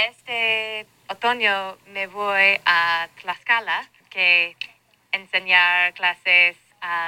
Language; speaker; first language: Spanish; non-native, learner; English